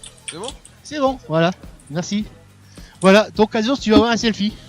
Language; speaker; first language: French; native; French